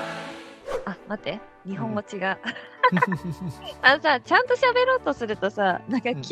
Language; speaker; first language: Japanese; native; Japanese